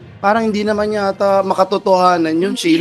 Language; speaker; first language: Filipino; native; Filipino